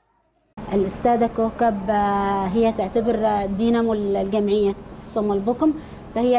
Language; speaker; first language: Arabic; native; Arabic